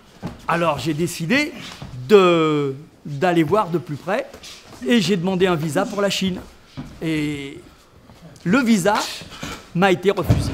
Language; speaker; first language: French; native; French